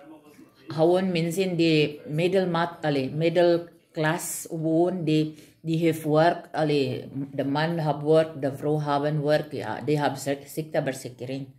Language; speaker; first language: Dutch; non-native, learner; Filipino